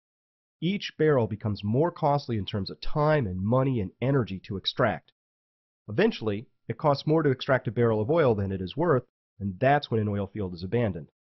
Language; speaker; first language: English; native; English